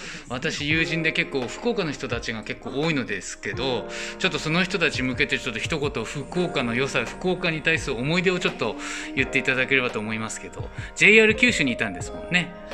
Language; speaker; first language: Japanese; native; Japanese